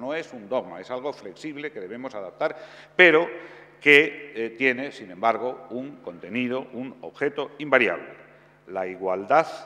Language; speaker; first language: Spanish; native; Spanish